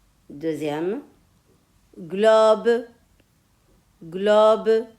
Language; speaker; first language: French; non-native, local second language; Arabic